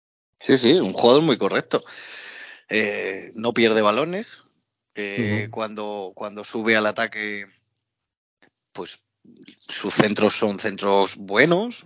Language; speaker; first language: Spanish; native; Spanish